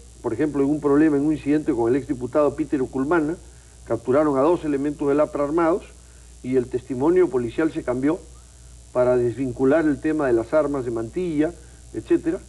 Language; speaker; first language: Spanish; native; Spanish